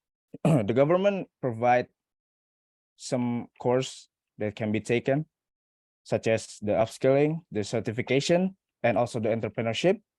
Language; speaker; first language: English; non-native, learner; Indonesian